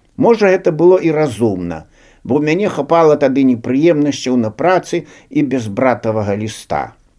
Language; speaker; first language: Belarusian; native; Belarusian